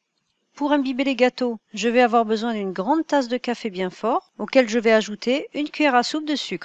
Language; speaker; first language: French; native; French